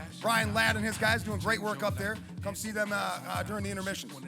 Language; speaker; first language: English; native; English